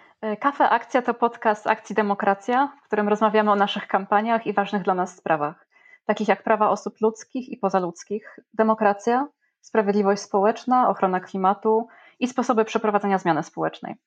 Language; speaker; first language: Polish; native; Polish